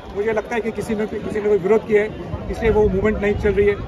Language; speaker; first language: Hindi; non-native, local second language; Marathi